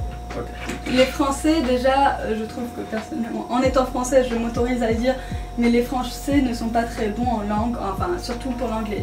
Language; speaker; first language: French; native; French